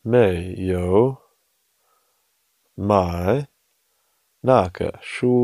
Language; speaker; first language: Chinese; non-native, learner; English